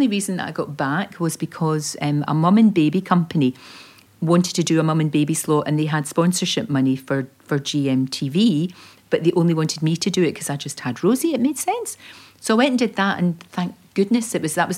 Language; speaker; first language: English; native; English